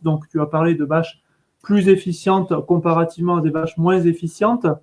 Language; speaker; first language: French; native; French